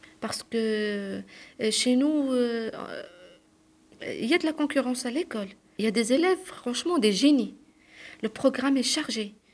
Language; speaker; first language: French; non-native, local second language; Arabic